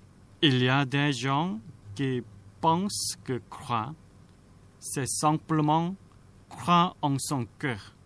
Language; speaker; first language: French; non-native, fluent; Korean